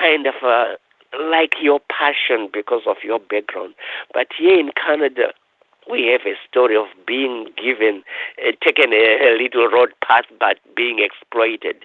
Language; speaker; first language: English; non-native, local second language; Shona